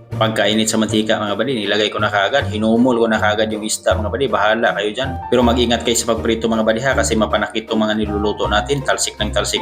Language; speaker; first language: Filipino; non-native, local second language; Cebuano